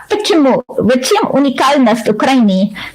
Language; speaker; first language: Russian; non-native, learner; English